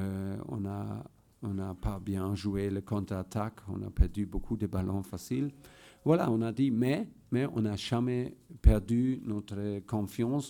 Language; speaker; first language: French; non-native, fluent; German